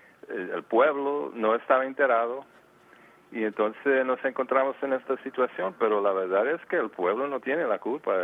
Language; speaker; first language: Spanish; early bilingual, heritage; Spanish